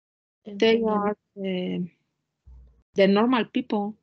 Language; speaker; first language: English; non-native, learner; Spanish